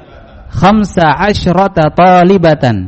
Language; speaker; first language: Arabic; non-native, fluent; Indonesian